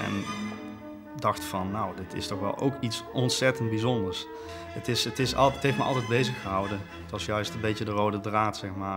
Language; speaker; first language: Dutch; native; Dutch